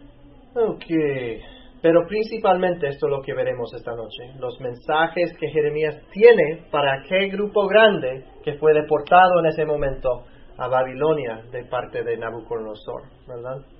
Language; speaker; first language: Spanish; native; Spanish